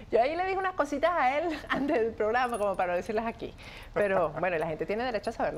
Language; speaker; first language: Spanish; native; Spanish